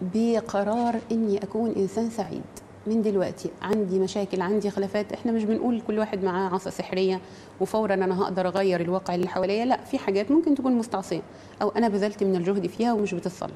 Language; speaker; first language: Arabic; native; Arabic